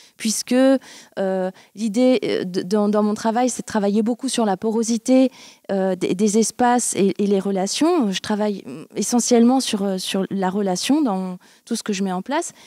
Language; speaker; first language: French; native; French